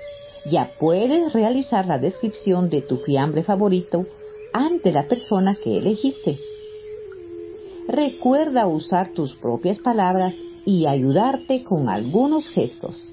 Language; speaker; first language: Spanish; native; Spanish